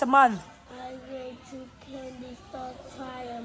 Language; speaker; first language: English; non-native, learner; Vietnamese